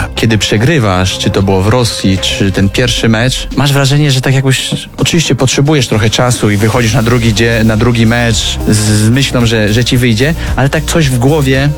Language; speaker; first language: Polish; non-native, fluent; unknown